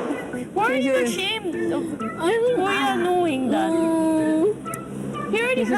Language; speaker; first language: English; non-native, local second language; Filipino